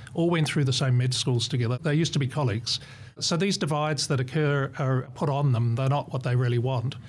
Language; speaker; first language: English; native; English